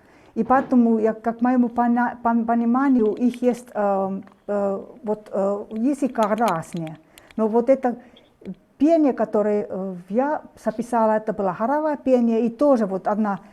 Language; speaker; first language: Russian; non-native, fluent; Finnish